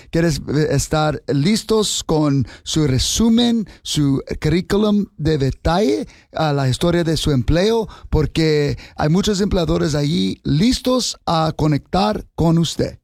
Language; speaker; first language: Spanish; non-native, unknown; English